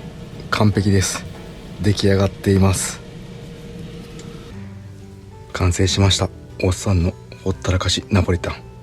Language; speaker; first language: Japanese; native; Japanese